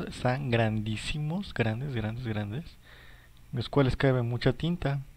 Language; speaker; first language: Spanish; native; Spanish